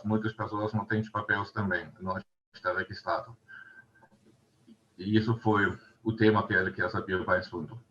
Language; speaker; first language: Portuguese; non-native, learner; German